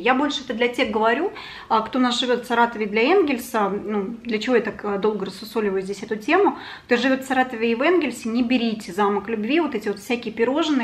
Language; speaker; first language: Russian; native; Russian